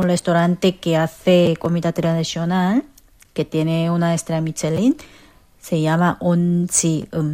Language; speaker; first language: Spanish; non-native, learner; Korean